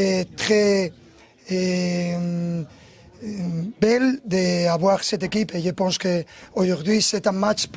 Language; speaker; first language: French; non-native, learner; Spanish